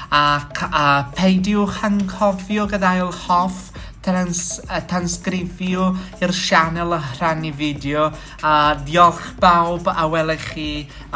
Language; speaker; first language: Welsh; non-native, fluent; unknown